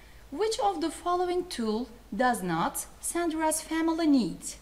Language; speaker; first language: English; non-native, fluent; Turkish